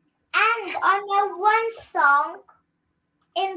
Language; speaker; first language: English; early bilingual, other home language; Russian